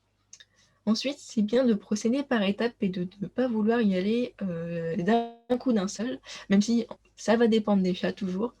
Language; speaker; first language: French; native; French